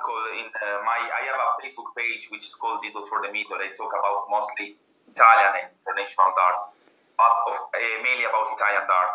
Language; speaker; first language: English; non-native, fluent; Italian